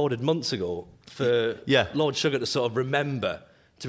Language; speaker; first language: English; native; English